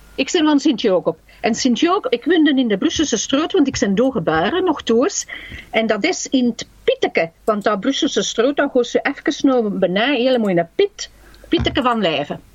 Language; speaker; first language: Dutch; native; Dutch